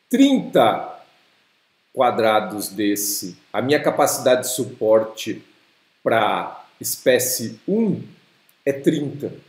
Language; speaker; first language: Portuguese; native; Portuguese